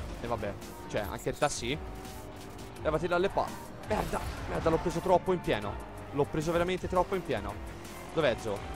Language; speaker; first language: Italian; native; Italian